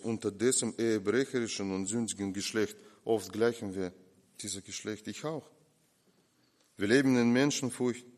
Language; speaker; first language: German; non-native, fluent; Russian